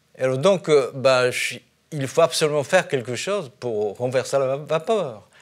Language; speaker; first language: French; non-native, fluent; Japanese